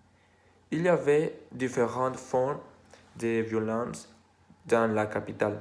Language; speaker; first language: French; non-native, learner; Spanish